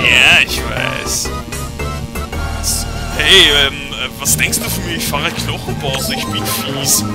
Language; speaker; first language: German; native; German